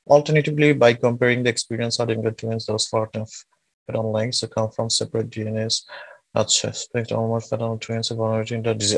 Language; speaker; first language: English; non-native, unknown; Bangla